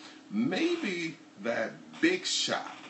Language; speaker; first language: English; native; English